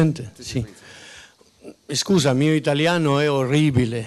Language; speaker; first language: Italian; non-native, fluent; Spanish